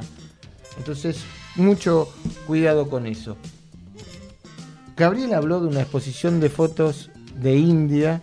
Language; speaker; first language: Spanish; native; Spanish